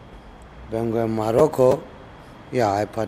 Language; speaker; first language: Spanish; non-native, learner; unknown